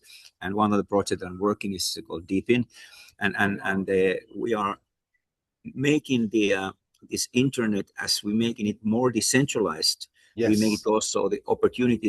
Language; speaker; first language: English; non-native, fluent; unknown